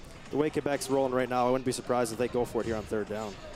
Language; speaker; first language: English; early bilingual, other home language; French